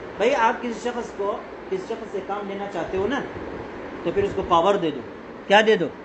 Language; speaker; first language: Urdu; non-native, local second language; Pashto